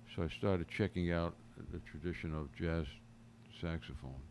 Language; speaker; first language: English; native; English